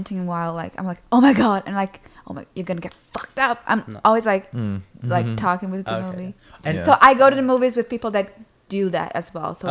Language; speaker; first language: English; non-native, fluent; Portuguese